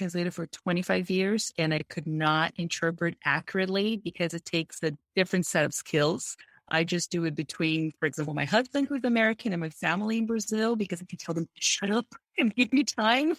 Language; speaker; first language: English; non-native, fluent; Portuguese